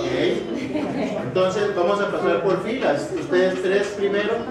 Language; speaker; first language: Spanish; native; Spanish